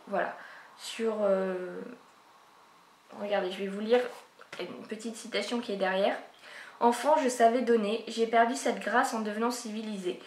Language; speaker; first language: French; native; French